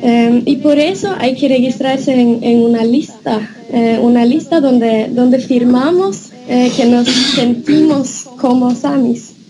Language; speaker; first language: Spanish; non-native, fluent; Norwegian